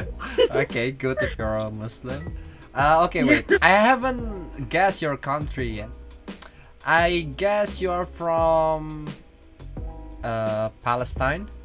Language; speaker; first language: English; non-native, learner; Indonesian